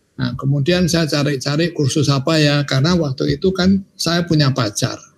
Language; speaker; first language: Indonesian; non-native, local second language; Javanese